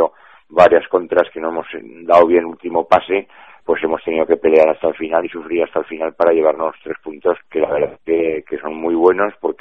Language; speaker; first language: Spanish; native; Spanish